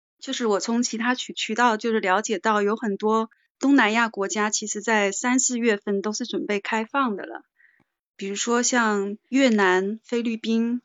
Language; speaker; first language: Chinese; native; Chinese